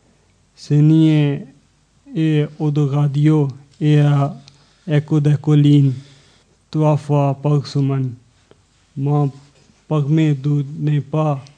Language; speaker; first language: French; non-native, learner; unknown